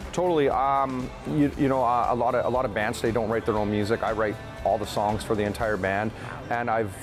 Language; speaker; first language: English; native; English